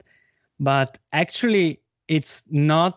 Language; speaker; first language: English; non-native, fluent; Swiss German